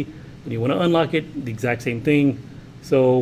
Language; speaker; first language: English; native; English